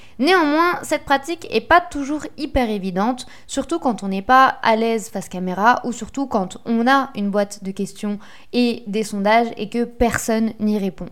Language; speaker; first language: French; native; French